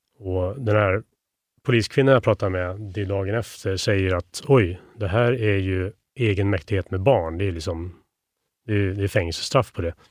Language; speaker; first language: Swedish; native; Swedish